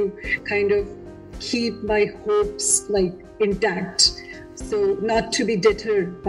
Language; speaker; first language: English; non-native, local second language; Hindi